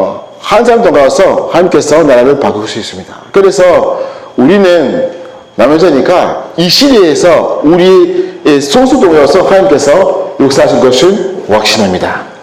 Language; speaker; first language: Korean; non-native, learner; French